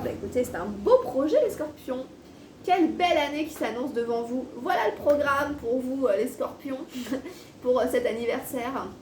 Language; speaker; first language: French; native; French